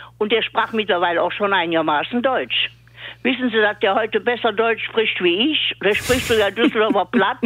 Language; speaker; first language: German; native; German